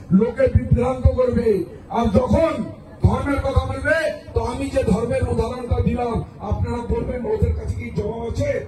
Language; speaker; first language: Bangla; non-native, local second language; Hindi